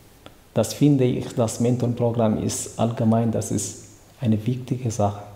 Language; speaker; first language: German; non-native, learner; Tigrinya